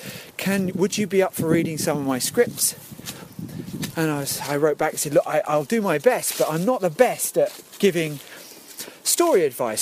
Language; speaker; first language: English; native; English